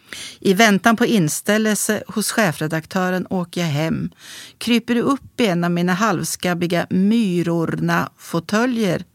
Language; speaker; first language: Swedish; native; Swedish